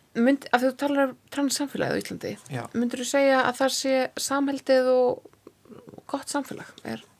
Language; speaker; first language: Icelandic; native; Icelandic